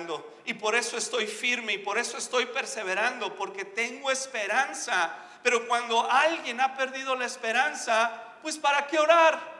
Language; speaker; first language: Spanish; native; Spanish